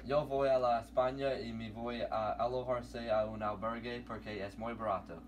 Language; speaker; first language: Spanish; non-native, learner; English